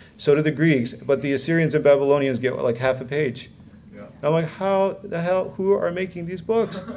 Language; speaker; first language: English; early bilingual, other home language; Assyrian Neo-Aramaic